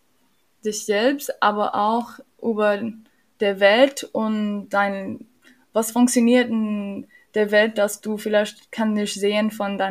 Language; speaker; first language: German; non-native, learner; English